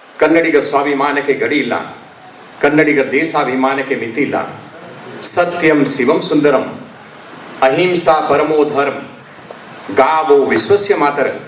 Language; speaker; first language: Kannada; non-native, local second language; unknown